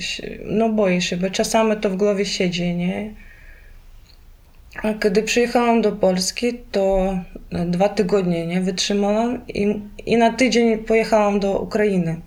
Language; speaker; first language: Polish; non-native, learner; Ukrainian